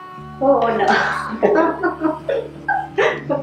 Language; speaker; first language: French; non-native, learner; Vietnamese